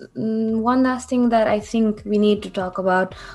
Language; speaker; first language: English; non-native, local second language; Nepali